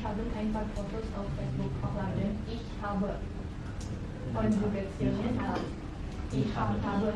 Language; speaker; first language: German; non-native, learner; Indonesian